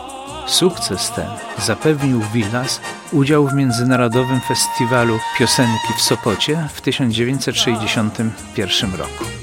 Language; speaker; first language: Polish; native; Polish